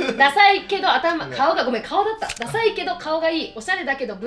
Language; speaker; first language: Japanese; native; Japanese